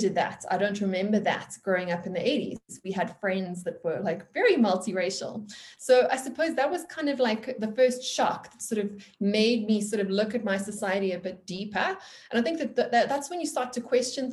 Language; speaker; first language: English; native; English